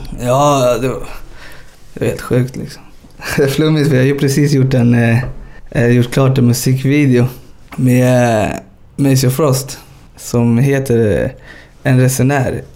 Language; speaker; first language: Swedish; early bilingual, other home language; Spanish